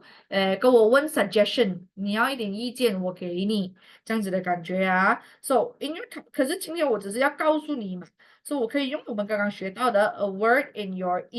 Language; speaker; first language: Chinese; native; Chinese